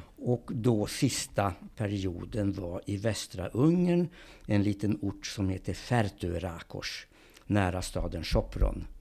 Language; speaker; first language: Swedish; early bilingual, other home language; Hungarian